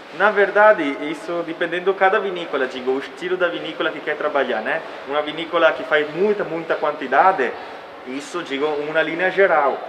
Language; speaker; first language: Portuguese; early bilingual, heritage; Italian